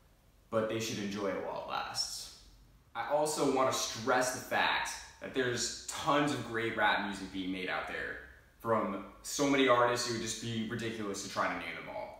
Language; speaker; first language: English; native; English